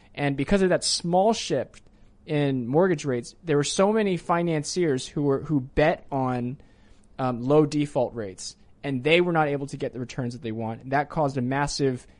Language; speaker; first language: English; native; English